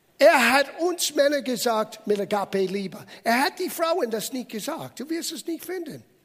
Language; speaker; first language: German; non-native, fluent; English